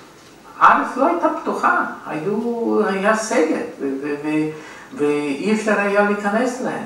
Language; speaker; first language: Hebrew; non-native, fluent; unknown